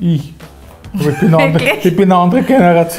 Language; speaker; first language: German; native; German